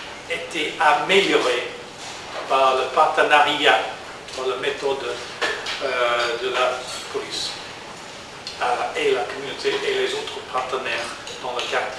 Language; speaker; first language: French; non-native, learner; English